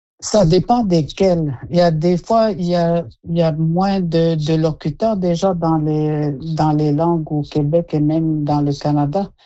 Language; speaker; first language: French; non-native, local second language; Innu-aimun